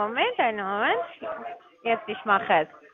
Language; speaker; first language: German; non-native, learner; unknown